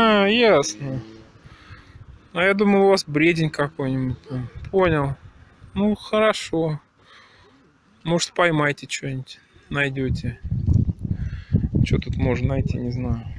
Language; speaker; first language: Russian; native; Russian